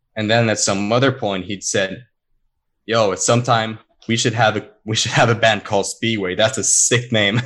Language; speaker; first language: English; non-native, fluent; Swedish